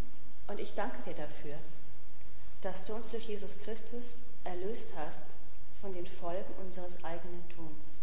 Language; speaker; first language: German; native; German